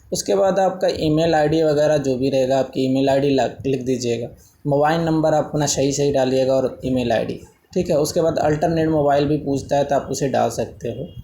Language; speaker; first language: Hindi; native; Hindi